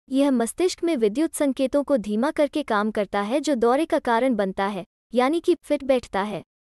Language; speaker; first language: Hindi; native; Hindi